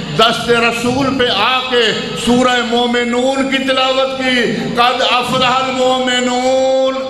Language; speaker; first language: Urdu; non-native, local second language; Punjabi